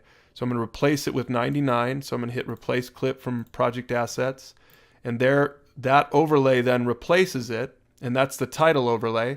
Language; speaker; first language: English; native; English